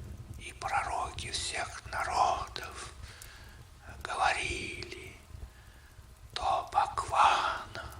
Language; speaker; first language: Russian; native; Russian